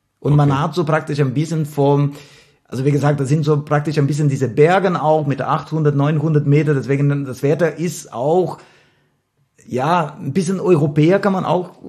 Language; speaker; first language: German; non-native, fluent; Portuguese